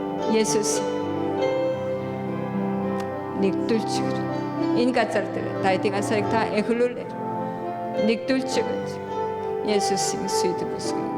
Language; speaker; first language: Mongolian; non-native, fluent; Korean